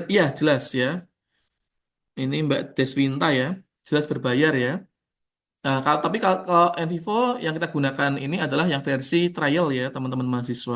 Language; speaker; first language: Indonesian; native; Indonesian